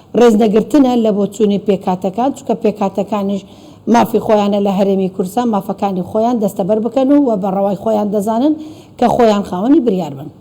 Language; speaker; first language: Central Kurdish; non-native, local second language; Azerbaijani